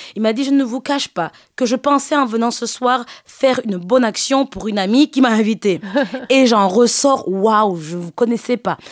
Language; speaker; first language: French; early bilingual, other home language; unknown